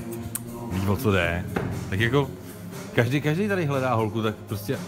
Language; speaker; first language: Czech; native; Czech